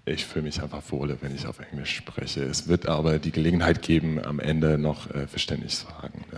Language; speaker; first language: German; non-native, fluent; English